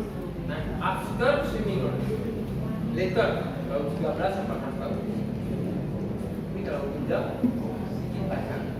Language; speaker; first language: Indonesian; non-native, learner; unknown